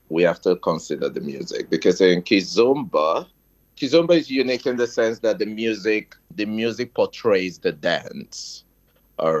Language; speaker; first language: English; non-native, local second language; Igbo